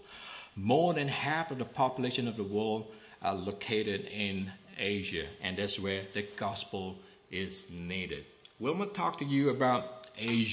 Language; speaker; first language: English; non-native, local second language; Min Nan Chinese